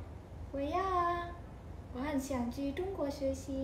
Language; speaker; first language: Chinese; non-native, learner; Vietnamese